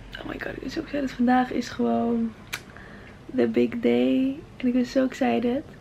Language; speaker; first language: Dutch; early bilingual, other home language; Arabic